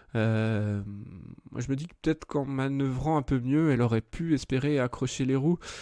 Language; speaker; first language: French; native; French